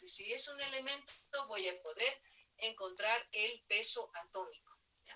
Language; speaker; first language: Spanish; native; Spanish